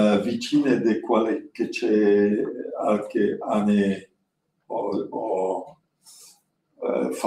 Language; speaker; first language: Italian; non-native, learner; French